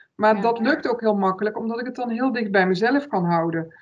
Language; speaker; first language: Dutch; native; Dutch